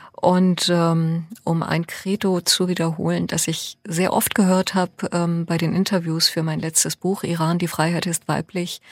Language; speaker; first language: German; early bilingual, other home language; Persian